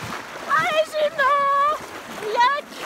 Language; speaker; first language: Polish; non-native, learner; French